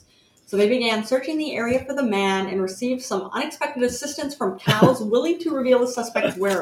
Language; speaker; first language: English; native; English